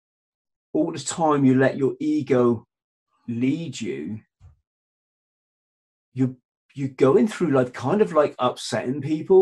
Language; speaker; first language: English; native; English